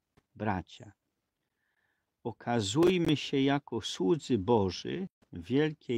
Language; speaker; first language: Polish; native; Polish